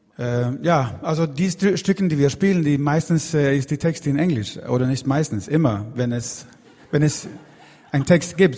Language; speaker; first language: German; non-native, learner; Swedish